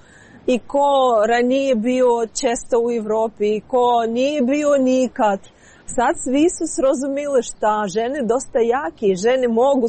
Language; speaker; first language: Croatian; non-native, fluent; Ukrainian